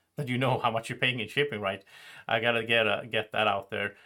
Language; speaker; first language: English; non-native, fluent; Swedish